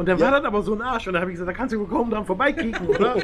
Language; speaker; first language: German; native; German